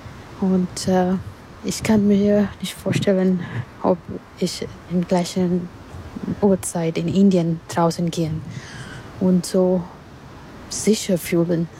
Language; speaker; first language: German; non-native, learner; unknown